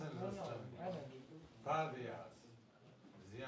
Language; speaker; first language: Polish; native; Polish